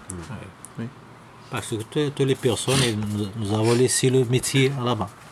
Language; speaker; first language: French; non-native, learner; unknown